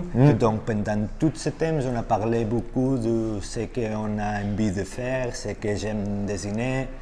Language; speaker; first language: French; non-native, learner; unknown